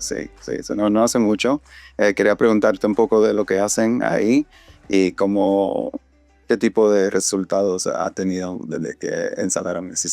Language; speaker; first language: Spanish; non-native, fluent; English